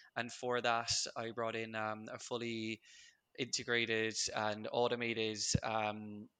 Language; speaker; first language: English; native; English